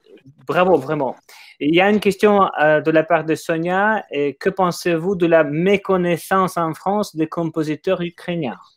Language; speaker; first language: French; non-native, fluent; Ukrainian